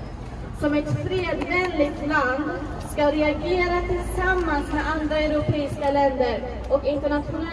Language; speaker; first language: Swedish; non-native, fluent; Azerbaijani